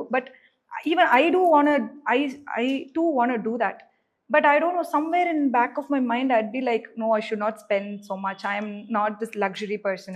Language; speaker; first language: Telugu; non-native, local second language; Tamil